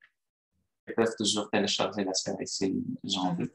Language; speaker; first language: French; non-native, fluent; Greek